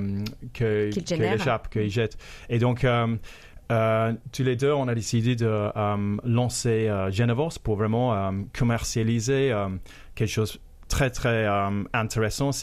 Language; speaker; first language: French; non-native, fluent; English